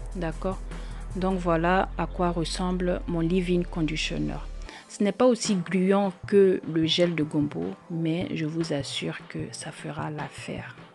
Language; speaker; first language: French; native; French